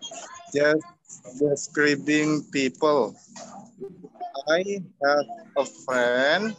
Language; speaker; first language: English; non-native, learner; Indonesian